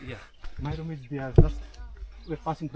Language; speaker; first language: English; non-native, learner; Nepali